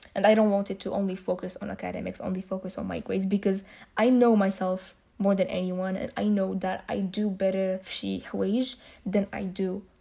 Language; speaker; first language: English; non-native, fluent; Arabic